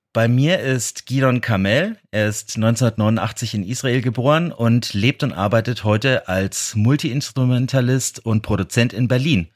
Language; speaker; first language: German; native; German